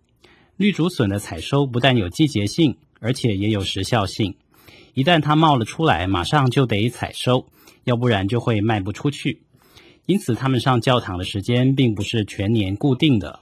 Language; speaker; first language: Chinese; native; Chinese